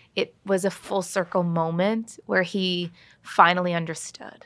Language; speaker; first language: English; native; English